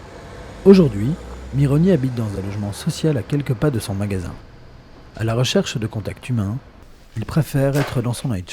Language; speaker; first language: French; native; French